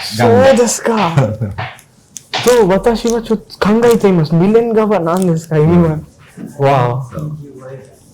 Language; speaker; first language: Japanese; non-native, learner; Telugu